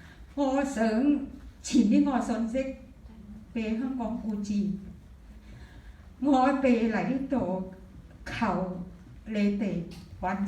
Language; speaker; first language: Cantonese; non-native, fluent; Thai